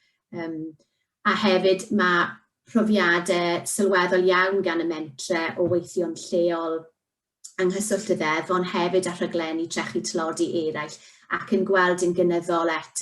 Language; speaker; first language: Welsh; native; Welsh